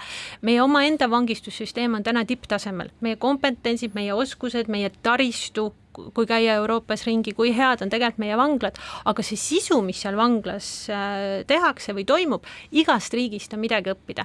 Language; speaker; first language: Estonian; native; Estonian